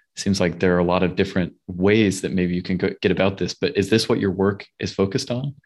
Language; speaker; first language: English; native; English